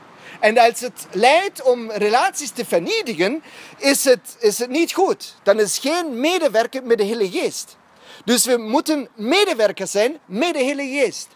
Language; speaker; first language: Dutch; non-native, fluent; German